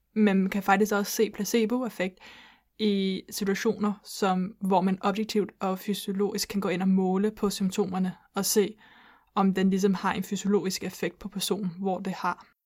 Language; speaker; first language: Danish; native; Danish